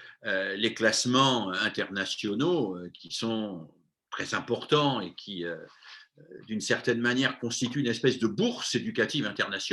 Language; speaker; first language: French; native; French